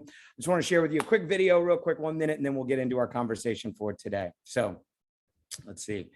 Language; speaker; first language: English; native; English